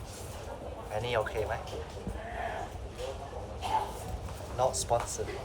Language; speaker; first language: Thai; non-native, learner; English